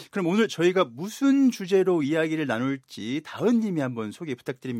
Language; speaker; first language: Korean; native; Korean